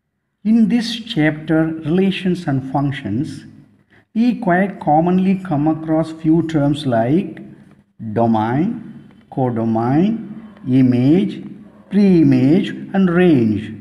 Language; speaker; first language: English; non-native, local second language; Tamil